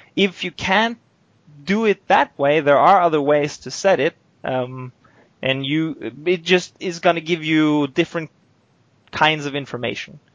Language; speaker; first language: English; non-native, fluent; Norwegian